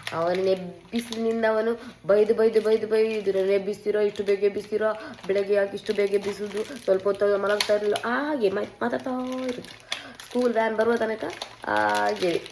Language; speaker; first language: Kannada; non-native, local second language; Tulu